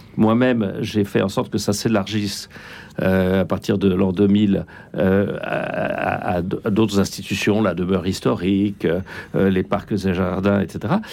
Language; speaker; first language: French; native; French